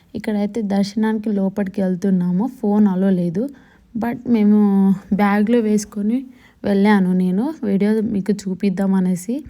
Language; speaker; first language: Telugu; non-native, local second language; Lambadi